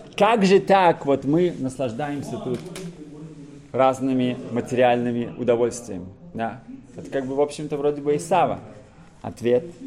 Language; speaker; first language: Russian; early bilingual, heritage; Russian